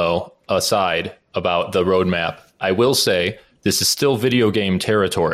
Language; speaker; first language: English; native; English